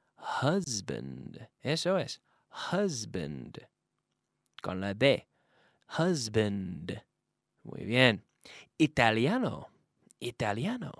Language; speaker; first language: Spanish; non-native, fluent; English